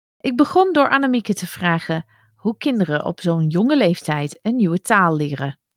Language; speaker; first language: Dutch; non-native, fluent; English